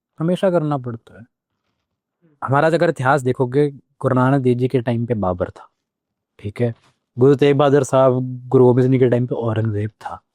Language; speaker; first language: Hindi; native; Hindi